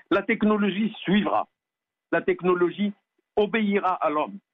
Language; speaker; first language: French; non-native, local second language; Arabic